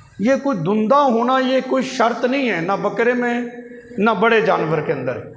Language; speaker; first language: Urdu; non-native, local second language; Punjabi